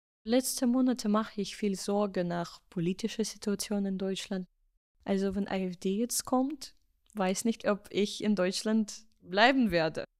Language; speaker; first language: German; non-native, learner; Ukrainian